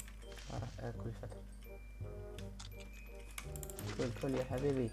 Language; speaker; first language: Arabic; native; Arabic